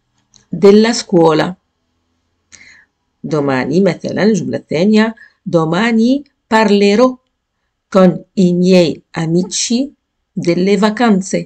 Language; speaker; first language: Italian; non-native, fluent; Arabic